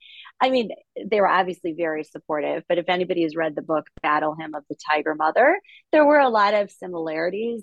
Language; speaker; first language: English; early bilingual, other home language; Russian